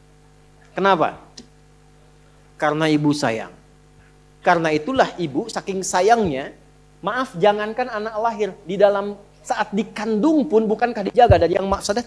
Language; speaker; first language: Indonesian; native; Indonesian